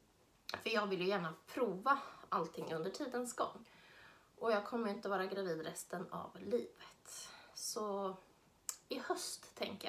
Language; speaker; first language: Swedish; native; Swedish